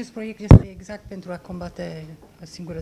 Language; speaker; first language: Romanian; non-native, fluent; English